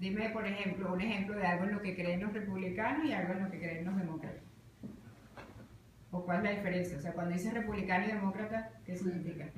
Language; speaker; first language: Spanish; native; Spanish